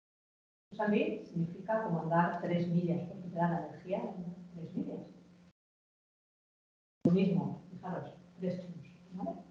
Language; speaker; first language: Spanish; native; Spanish